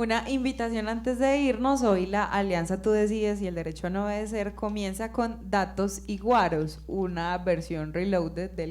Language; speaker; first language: Spanish; native; Spanish